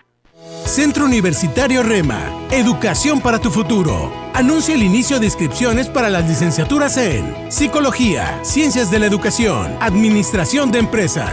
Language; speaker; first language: Spanish; native; Spanish